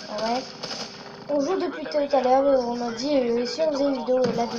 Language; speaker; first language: French; native; French